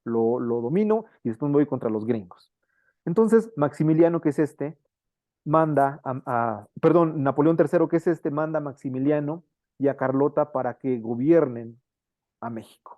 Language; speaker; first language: Spanish; native; Spanish